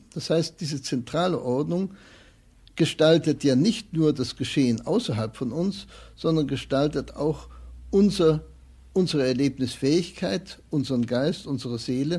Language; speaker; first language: German; native; German